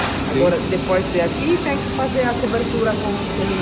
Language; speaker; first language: Portuguese; non-native, learner; Italian